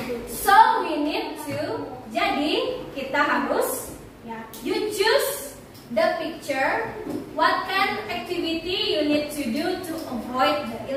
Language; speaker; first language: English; non-native, fluent; Indonesian